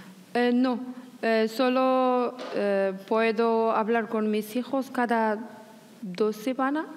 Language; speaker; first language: Spanish; non-native, learner; Persian